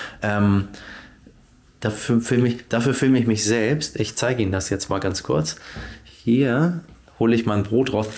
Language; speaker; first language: German; native; German